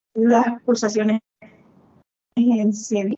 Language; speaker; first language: Spanish; native; Spanish